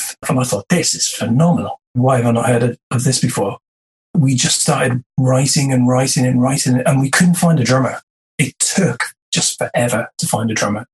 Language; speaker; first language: English; native; English